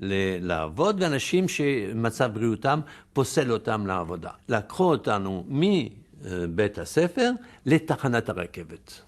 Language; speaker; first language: Hebrew; non-native, fluent; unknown